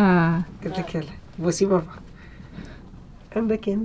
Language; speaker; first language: French; non-native, learner; Arabic